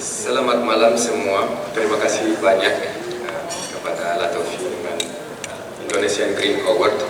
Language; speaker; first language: Indonesian; non-native, fluent; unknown